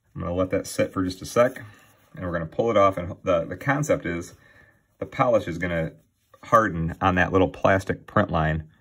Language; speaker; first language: English; native; English